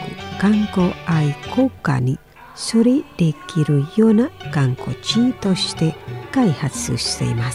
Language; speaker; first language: Japanese; non-native, fluent; Indonesian